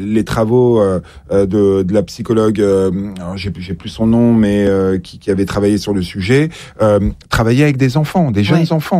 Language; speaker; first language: French; native; French